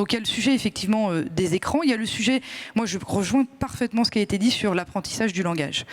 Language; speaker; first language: French; native; French